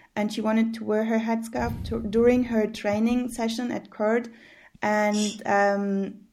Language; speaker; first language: English; early bilingual, heritage; German